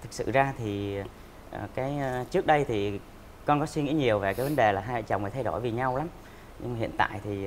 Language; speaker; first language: Vietnamese; native; Vietnamese